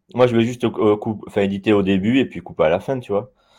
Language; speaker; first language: French; native; French